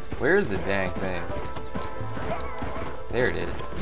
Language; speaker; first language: English; native; English